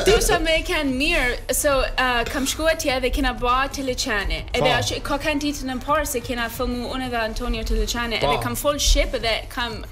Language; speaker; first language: Albanian; early bilingual, heritage; Albanian